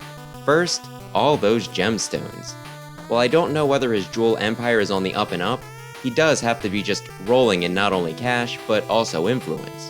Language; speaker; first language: English; native; English